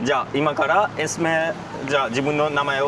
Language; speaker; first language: Japanese; non-native, fluent; Persian